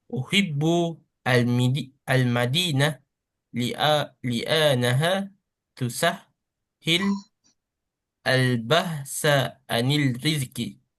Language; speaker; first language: Arabic; non-native, learner; Malay